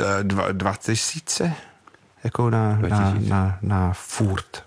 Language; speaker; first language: Czech; non-native, fluent; English